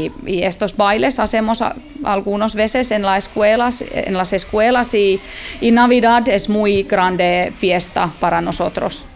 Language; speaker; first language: Spanish; non-native, learner; Finnish